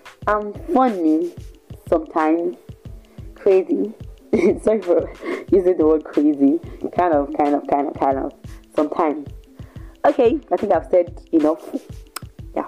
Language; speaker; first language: English; non-native, local second language; Yoruba